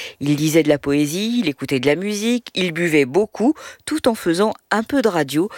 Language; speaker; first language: French; native; French